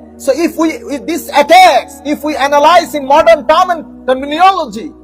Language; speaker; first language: English; non-native, local second language; Bangla